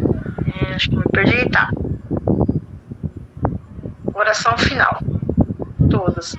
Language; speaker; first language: Portuguese; native; Portuguese